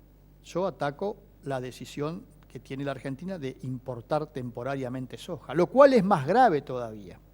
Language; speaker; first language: Spanish; native; Spanish